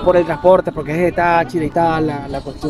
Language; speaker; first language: Spanish; native; Spanish